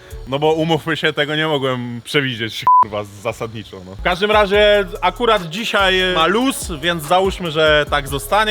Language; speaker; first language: Polish; native; Polish